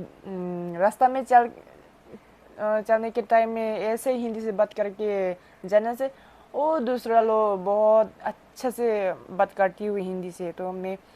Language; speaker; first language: Hindi; non-native, local second language; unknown